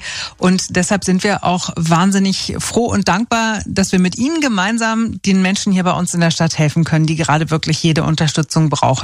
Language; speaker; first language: German; native; German